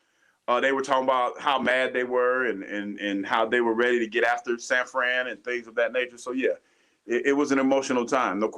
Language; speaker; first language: English; native; English